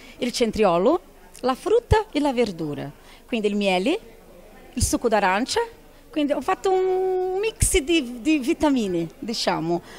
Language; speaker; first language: Italian; non-native, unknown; Portuguese